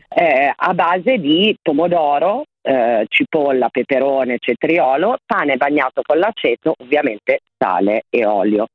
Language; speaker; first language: Italian; native; Italian